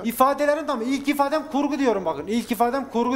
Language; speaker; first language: Turkish; native; Turkish